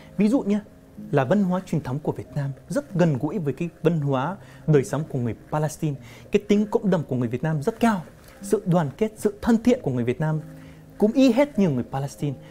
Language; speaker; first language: Vietnamese; non-native, fluent; Arabic